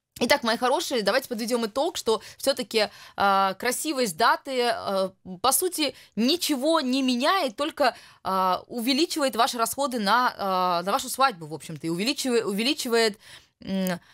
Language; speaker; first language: Russian; native; Russian